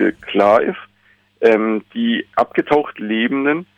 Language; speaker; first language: German; native; German